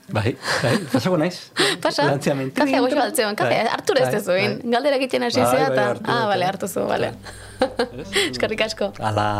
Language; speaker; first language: Basque; native; Basque